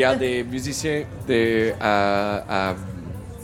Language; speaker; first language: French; non-native, learner; English